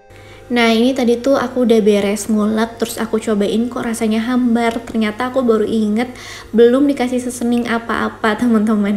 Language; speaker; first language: Indonesian; native; Indonesian